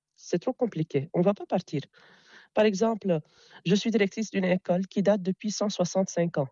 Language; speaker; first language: French; non-native, local second language; Arabic